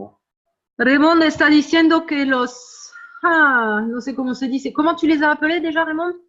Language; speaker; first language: Spanish; non-native, fluent; French